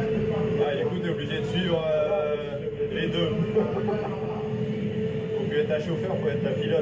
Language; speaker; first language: French; native; French